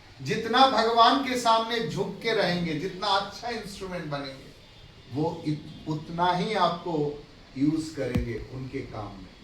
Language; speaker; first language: Hindi; non-native, local second language; Bangla